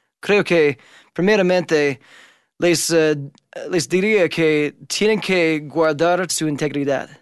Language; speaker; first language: Spanish; non-native, fluent; English